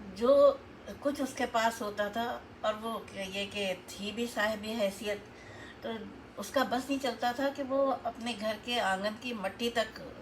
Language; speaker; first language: Urdu; native; Urdu